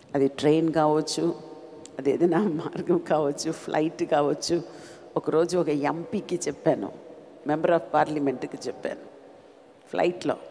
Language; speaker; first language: Telugu; non-native, fluent; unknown